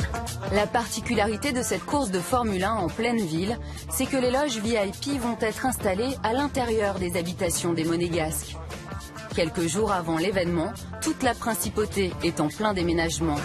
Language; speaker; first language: French; native; French